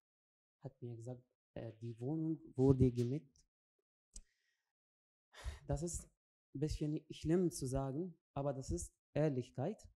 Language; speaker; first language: German; non-native, learner; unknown